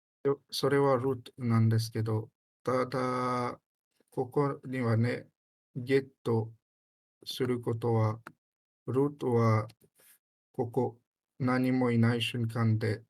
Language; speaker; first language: Japanese; non-native, learner; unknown